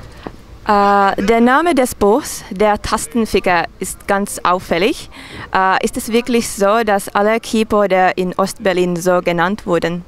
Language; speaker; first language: German; non-native, fluent; Finnish